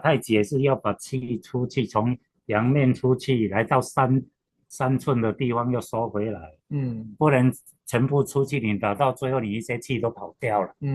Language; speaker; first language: Chinese; native; Chinese